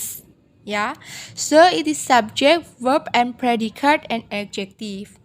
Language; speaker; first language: English; non-native, learner; Indonesian